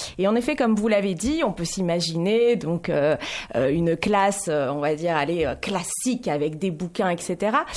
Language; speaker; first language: French; native; French